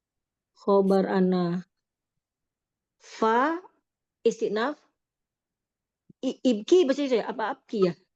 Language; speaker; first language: Arabic; non-native, learner; Indonesian